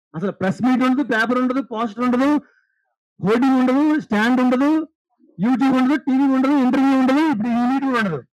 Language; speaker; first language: Telugu; native; Telugu